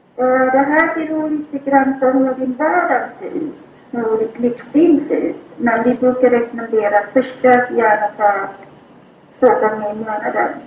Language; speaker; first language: Swedish; non-native, fluent; Thai